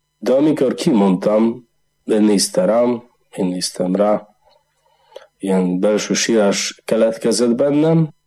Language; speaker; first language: Hungarian; non-native, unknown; Polish